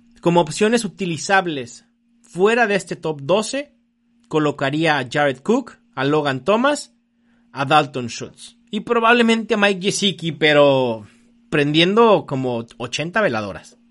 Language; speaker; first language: Spanish; native; Spanish